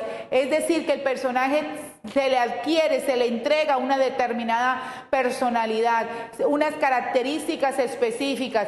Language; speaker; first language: Spanish; native; Spanish